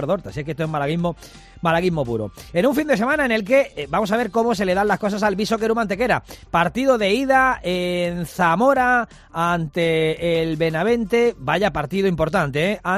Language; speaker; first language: Spanish; native; Spanish